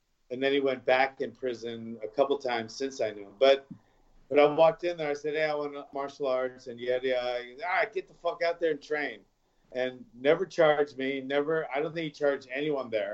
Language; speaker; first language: English; native; English